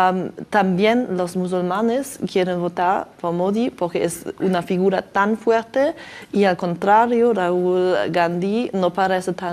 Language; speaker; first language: Spanish; non-native, learner; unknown